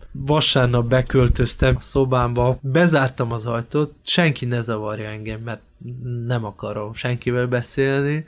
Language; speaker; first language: Hungarian; non-native, fluent; Slovenian